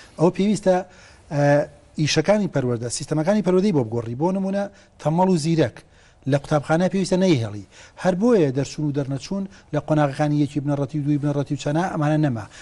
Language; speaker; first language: Central Kurdish; native; Central Kurdish